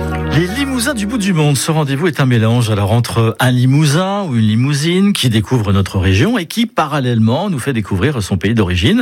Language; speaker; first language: French; native; French